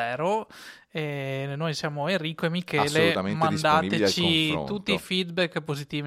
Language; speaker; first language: Italian; native; Italian